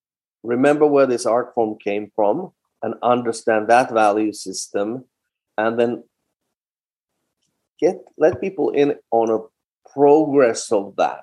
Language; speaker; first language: English; non-native, fluent; Finnish